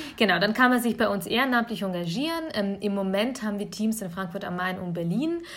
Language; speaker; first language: German; early bilingual, other home language; Russian